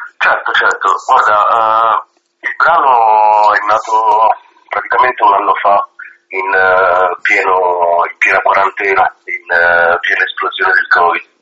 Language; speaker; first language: Italian; early bilingual, other home language; Arabic